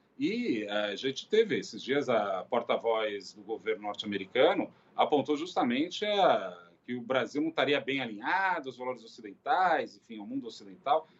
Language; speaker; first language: Portuguese; native; Portuguese